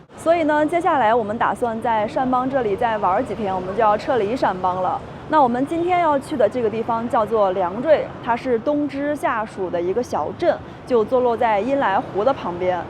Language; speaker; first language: Chinese; native; Chinese